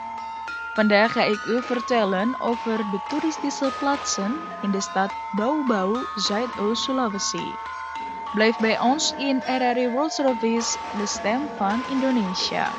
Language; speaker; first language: Dutch; non-native, fluent; Indonesian